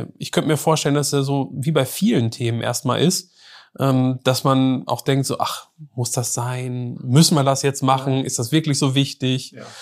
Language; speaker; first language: German; native; German